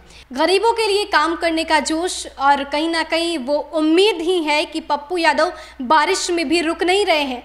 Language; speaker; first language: Hindi; native; Hindi